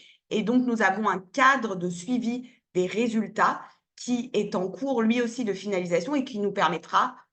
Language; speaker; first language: French; native; French